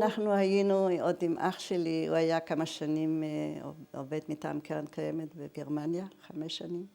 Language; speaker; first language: Hebrew; early bilingual, other home language; German